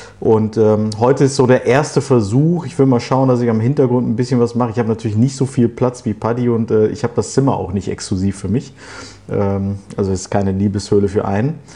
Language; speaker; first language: German; early bilingual, other home language; Turkish